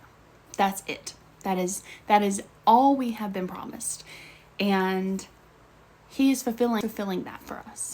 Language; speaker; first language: English; native; English